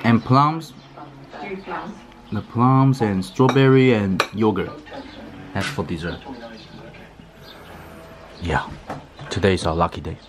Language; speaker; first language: English; non-native, fluent; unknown